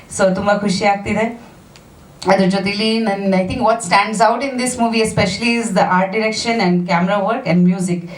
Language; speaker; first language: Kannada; non-native, fluent; Bangla